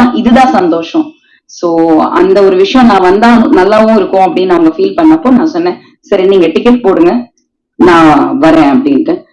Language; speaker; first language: Tamil; native; Tamil